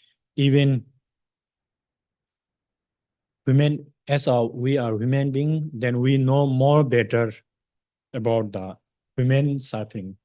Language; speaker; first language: English; non-native, fluent; Tibetan